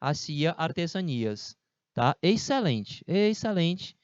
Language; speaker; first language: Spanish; non-native, fluent; Portuguese